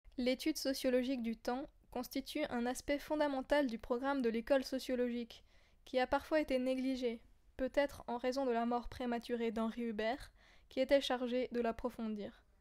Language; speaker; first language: French; native; French